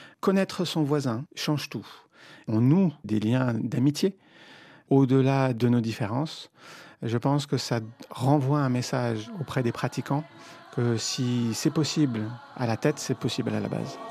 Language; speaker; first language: French; native; French